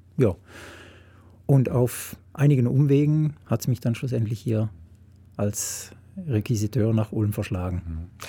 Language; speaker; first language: German; native; German